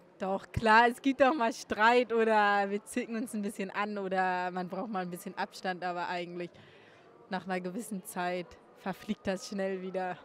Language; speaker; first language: German; native; German